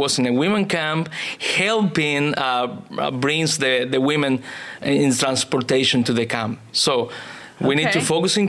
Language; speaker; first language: English; non-native, learner; Spanish